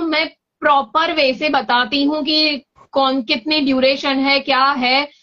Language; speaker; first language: Hindi; non-native, local second language; Gujarati